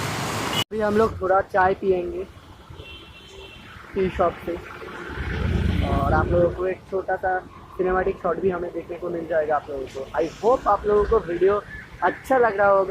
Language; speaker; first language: Hindi; non-native, local second language; Bangla